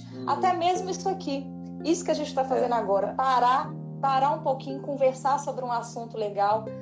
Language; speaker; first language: Portuguese; native; Portuguese